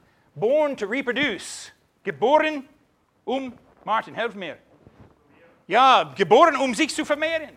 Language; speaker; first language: German; non-native, fluent; English